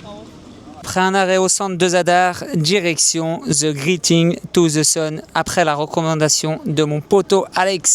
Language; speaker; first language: French; native; French